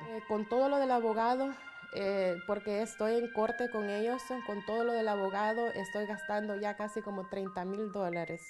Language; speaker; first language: Spanish; native; Spanish